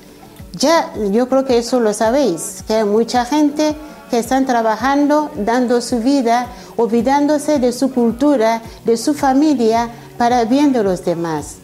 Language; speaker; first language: Spanish; non-native, fluent; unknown